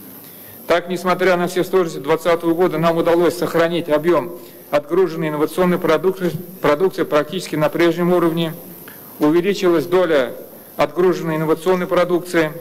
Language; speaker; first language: Russian; native; Russian